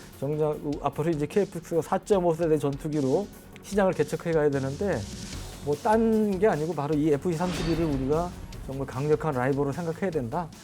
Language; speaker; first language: Korean; native; Korean